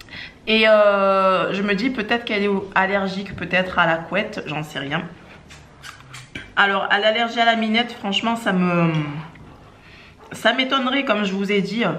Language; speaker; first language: French; native; French